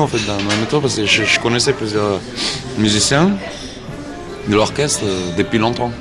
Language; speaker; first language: French; non-native, fluent; Uzbek